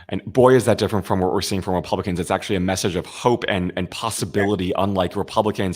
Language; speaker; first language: English; native; English